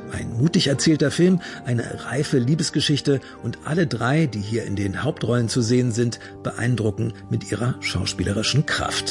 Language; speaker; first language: German; native; German